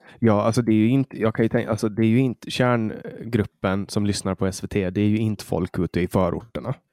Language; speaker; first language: Swedish; native; Swedish